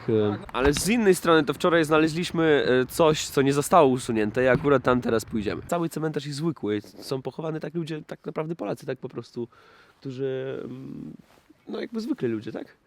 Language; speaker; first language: Polish; non-native, fluent; Russian